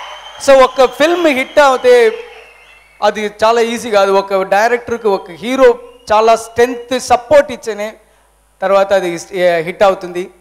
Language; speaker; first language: Telugu; non-native, learner; Tamil